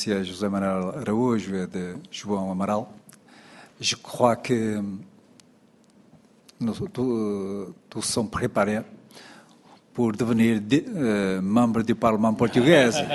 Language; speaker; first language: French; non-native, fluent; Portuguese